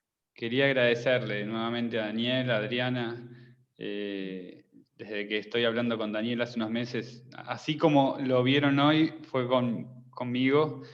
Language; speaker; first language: Spanish; native; Spanish